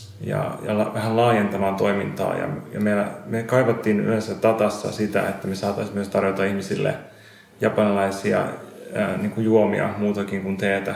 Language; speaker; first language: Finnish; non-native, local second language; Swedish